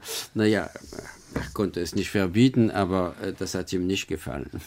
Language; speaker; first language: German; non-native, fluent; French